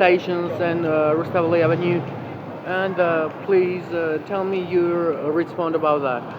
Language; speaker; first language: English; non-native, learner; Georgian